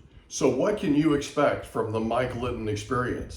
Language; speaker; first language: English; native; English